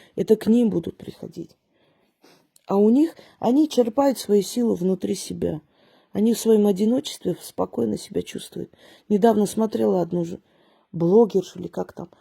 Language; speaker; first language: Russian; early bilingual, other home language; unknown